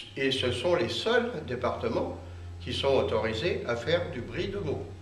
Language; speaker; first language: French; native; French